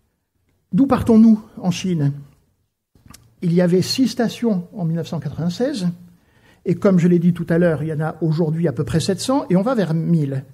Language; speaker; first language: French; native; French